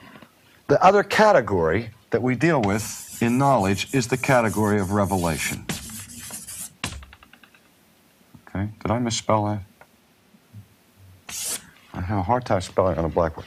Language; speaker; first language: English; native; English